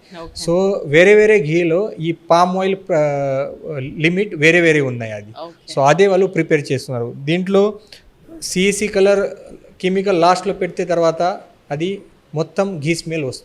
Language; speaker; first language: Telugu; non-native, fluent; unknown